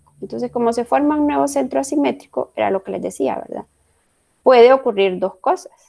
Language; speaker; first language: Spanish; native; Spanish